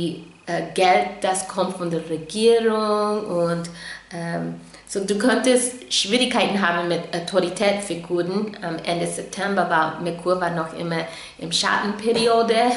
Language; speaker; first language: German; non-native, fluent; English